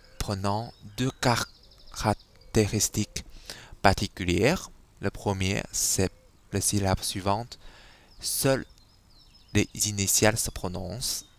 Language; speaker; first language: French; non-native, fluent; Chinese